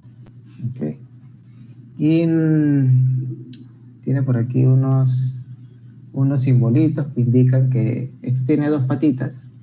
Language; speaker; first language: Spanish; native; Spanish